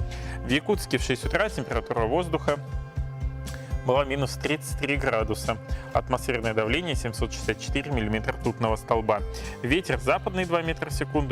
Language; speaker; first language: Russian; native; Russian